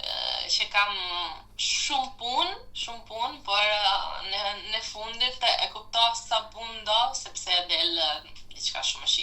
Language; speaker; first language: Albanian; non-native, fluent; Italian